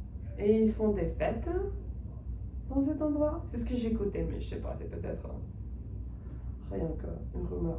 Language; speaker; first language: French; non-native, fluent; Spanish